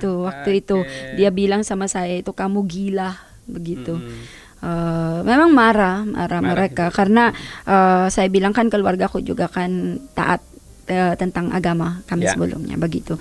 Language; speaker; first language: Indonesian; non-native, fluent; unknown